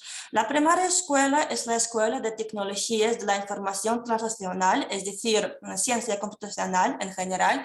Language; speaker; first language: Spanish; non-native, fluent; Russian